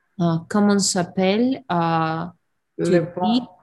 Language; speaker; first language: French; non-native, learner; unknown